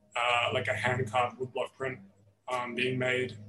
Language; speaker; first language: English; native; English